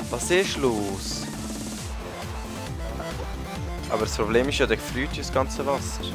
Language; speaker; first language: German; native; German